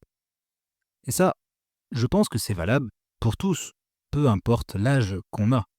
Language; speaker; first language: French; native; French